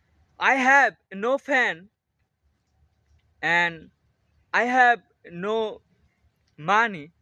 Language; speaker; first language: English; non-native, learner; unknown